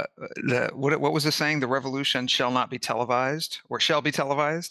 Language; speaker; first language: English; native; English